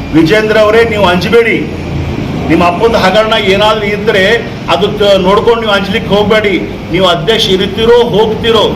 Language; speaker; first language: Kannada; non-native, local second language; Urdu